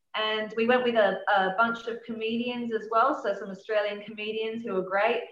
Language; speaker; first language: English; native; English